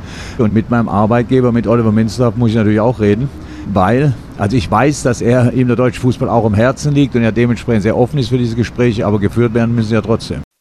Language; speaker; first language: German; native; German